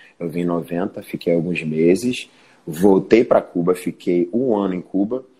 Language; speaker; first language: Portuguese; early bilingual, other home language; Spanish